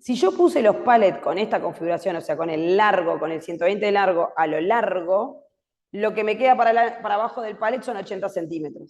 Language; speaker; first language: Spanish; native; Spanish